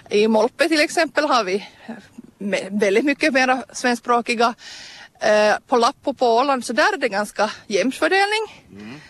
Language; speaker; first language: Swedish; native; Swedish